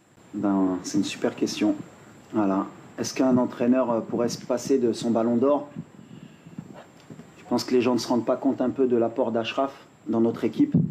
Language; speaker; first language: French; native; French